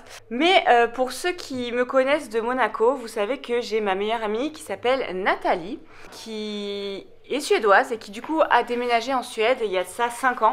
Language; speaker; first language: French; native; French